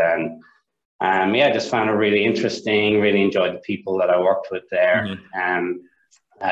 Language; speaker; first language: English; native; English